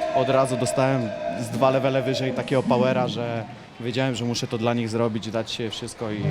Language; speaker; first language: Polish; native; Polish